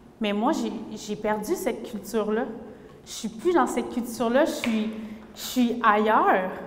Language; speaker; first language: French; early bilingual, other home language; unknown